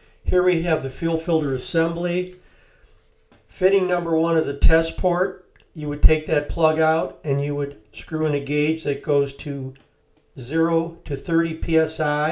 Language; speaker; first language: English; native; English